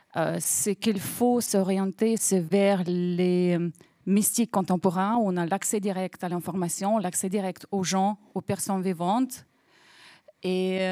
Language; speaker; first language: French; non-native, fluent; Russian